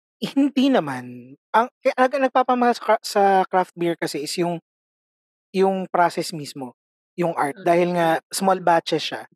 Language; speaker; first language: Filipino; native; Filipino